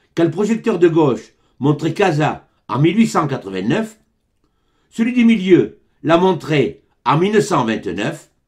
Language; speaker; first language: French; native; French